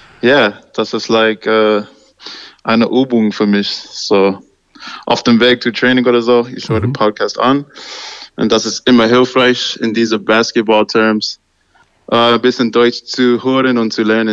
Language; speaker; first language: German; non-native, learner; English